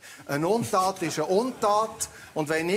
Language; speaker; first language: German; native; German